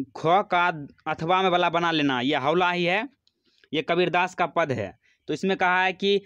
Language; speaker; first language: Hindi; native; Hindi